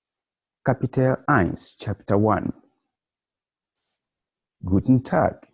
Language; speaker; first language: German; non-native, learner; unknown